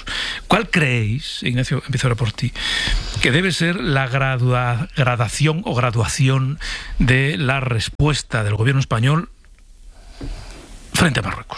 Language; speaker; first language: Spanish; native; Spanish